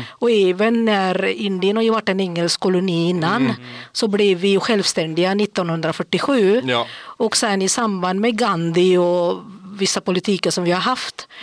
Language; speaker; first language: Swedish; non-native, fluent; English